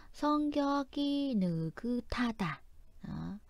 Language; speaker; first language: Korean; non-native, fluent; Vietnamese